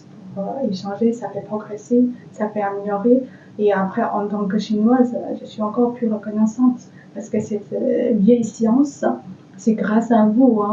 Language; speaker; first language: French; non-native, fluent; Chinese